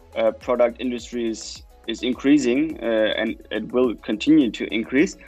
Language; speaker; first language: English; non-native, fluent; German